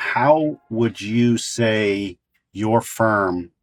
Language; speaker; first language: English; native; English